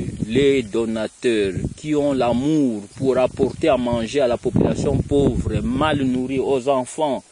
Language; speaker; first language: French; non-native, local second language; Kongo